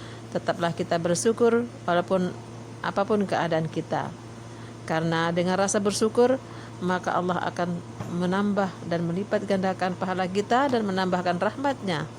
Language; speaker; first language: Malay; non-native, local second language; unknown